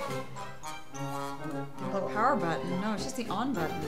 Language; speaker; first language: English; native; English